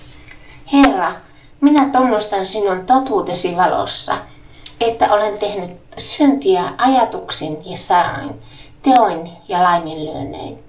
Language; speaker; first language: Finnish; native; Finnish